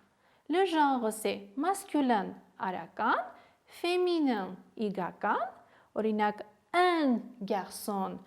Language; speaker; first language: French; non-native, fluent; Armenian